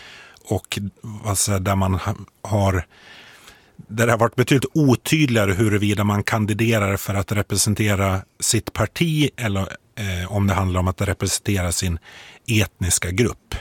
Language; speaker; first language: Swedish; native; Swedish